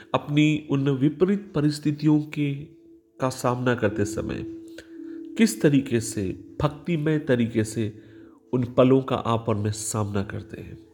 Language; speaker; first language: Hindi; non-native, local second language; Marathi